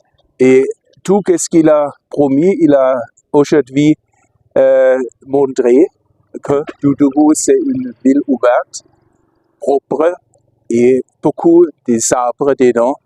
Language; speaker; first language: French; non-native, fluent; German